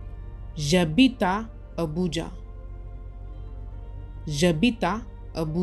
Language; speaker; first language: French; non-native, learner; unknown